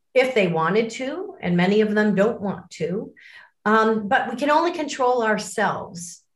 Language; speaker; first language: English; native; English